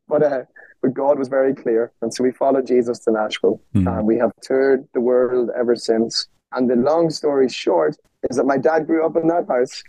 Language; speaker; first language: English; native; English